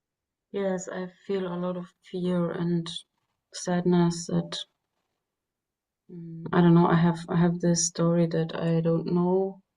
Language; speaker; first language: English; non-native, fluent; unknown